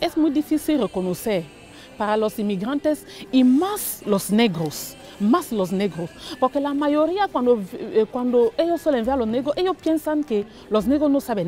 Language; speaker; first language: Spanish; non-native, fluent; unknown